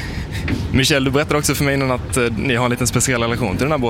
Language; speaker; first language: Swedish; native; Swedish